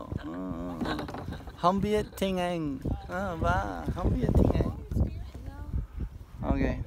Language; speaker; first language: Vietnamese; non-native, learner; English